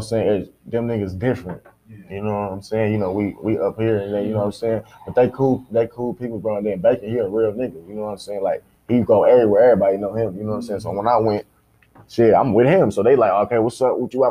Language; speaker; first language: English; native; English